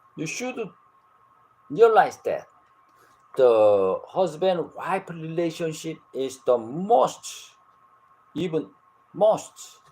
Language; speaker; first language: English; non-native, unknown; Korean